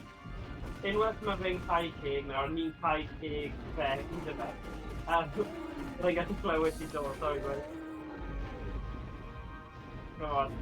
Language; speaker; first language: Welsh; native; Welsh